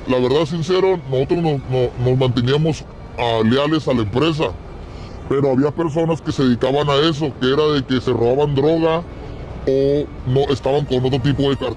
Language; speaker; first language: Spanish; native; Spanish